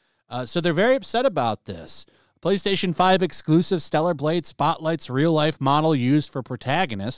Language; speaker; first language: English; native; English